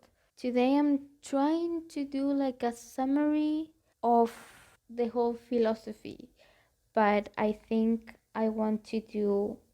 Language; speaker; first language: English; non-native, fluent; Spanish